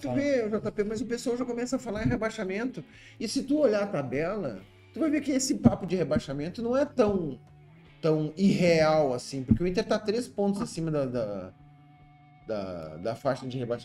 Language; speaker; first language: Portuguese; native; Portuguese